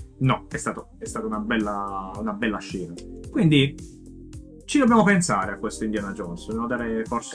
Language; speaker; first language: Italian; native; Italian